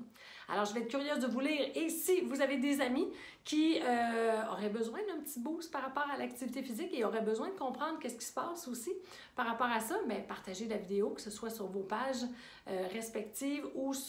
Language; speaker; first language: French; native; French